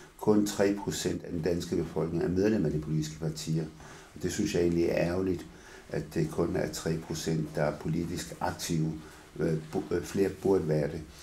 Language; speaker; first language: Danish; early bilingual, other home language; Arabic